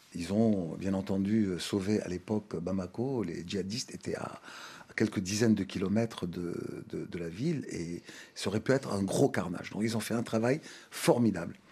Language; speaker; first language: French; non-native, local second language; Arabic